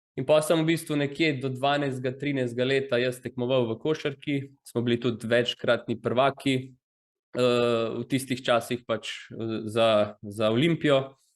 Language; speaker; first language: Slovenian; early bilingual, other home language; Croatian